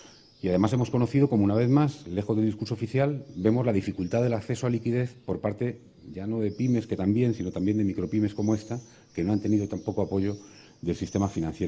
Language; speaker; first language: Spanish; native; Spanish